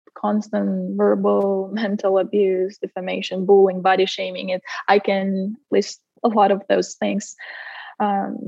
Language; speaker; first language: English; non-native, fluent; Russian